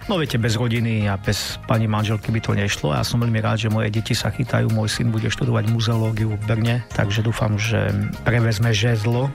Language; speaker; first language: Slovak; native; Slovak